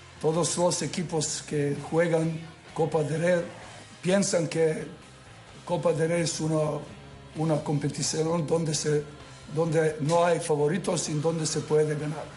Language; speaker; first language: Spanish; non-native, learner; Serbian